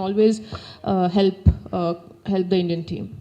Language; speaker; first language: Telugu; non-native, local second language; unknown